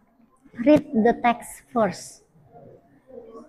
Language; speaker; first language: English; non-native, learner; Indonesian